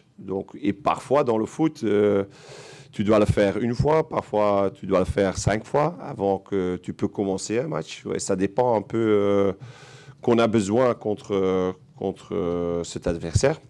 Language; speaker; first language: French; non-native, local second language; Dutch